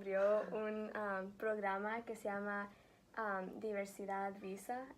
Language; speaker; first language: Spanish; early bilingual, heritage; Spanish